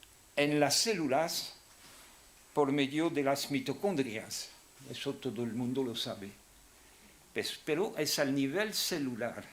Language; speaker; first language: Spanish; non-native, fluent; French